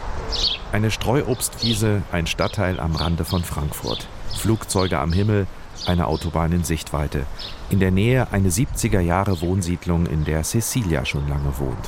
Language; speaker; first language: German; native; German